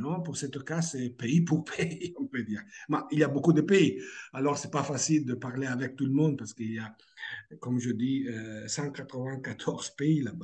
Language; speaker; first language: French; non-native, fluent; Italian